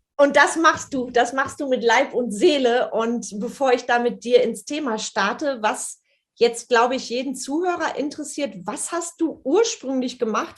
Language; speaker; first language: German; native; German